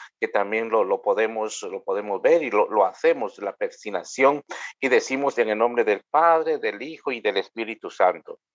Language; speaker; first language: Spanish; non-native, local second language; Kʼicheʼ